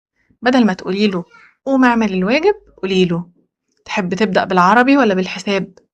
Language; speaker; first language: Arabic; native; Arabic